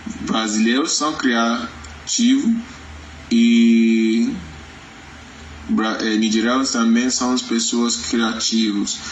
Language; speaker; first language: Portuguese; non-native, learner; Yoruba